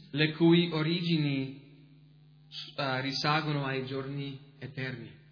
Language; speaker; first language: Italian; non-native, fluent; English